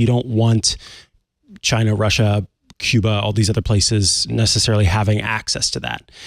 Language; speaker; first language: English; native; English